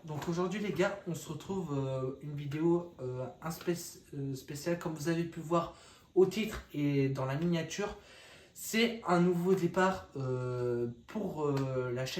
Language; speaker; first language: French; native; French